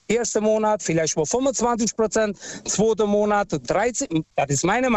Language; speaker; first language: German; non-native, fluent; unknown